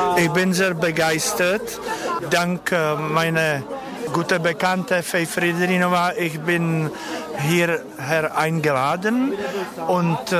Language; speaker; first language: German; non-native, fluent; Czech